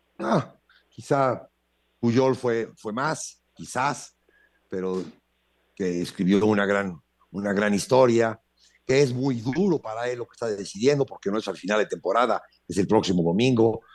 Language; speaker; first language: Spanish; native; Spanish